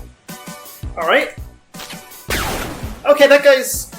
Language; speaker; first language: English; native; English